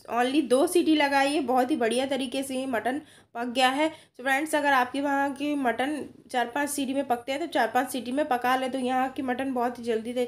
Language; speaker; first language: Hindi; non-native, local second language; Odia